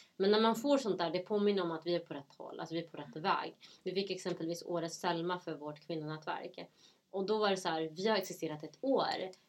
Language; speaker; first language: Swedish; early bilingual, other home language; Somali